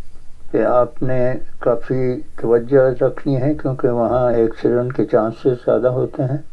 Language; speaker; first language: Urdu; native; Urdu